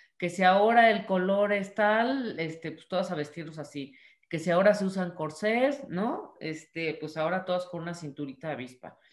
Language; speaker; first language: Spanish; native; Spanish